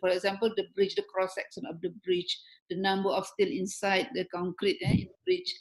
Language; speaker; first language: English; non-native, local second language; Malay